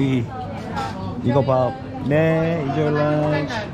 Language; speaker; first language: Korean; native; Korean